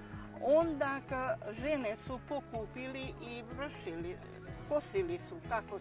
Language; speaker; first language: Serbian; non-native, local second language; Hungarian